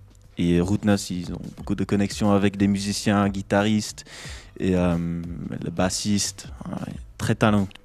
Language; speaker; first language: French; non-native, local second language; English